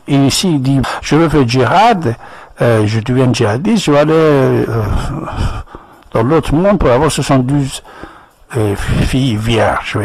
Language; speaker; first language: French; non-native, fluent; Persian